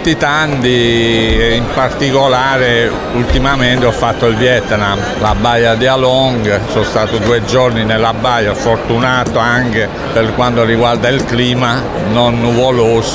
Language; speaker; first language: Italian; native; Italian